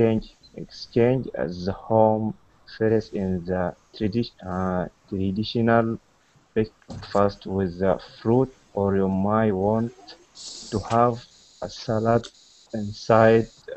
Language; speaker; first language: English; non-native, learner; Arabic